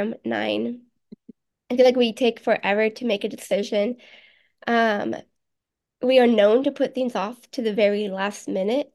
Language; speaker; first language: English; early bilingual, other home language; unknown